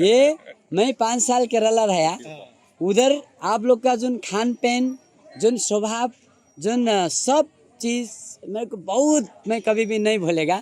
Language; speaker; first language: Hindi; non-native, learner; Nepali